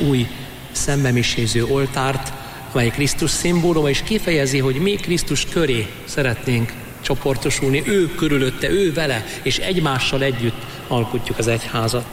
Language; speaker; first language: Hungarian; native; Hungarian